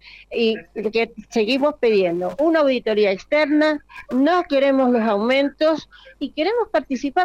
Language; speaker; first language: Spanish; native; Spanish